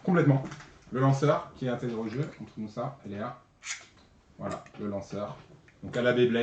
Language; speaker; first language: French; native; French